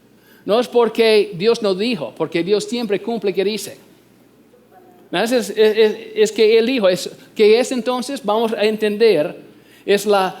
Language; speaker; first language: Spanish; non-native, fluent; English